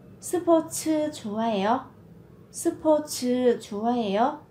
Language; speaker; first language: Korean; non-native, fluent; Vietnamese